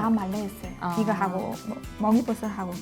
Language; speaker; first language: Korean; non-native, learner; Chinese